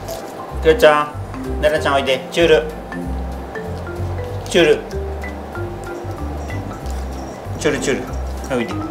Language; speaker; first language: Japanese; native; Japanese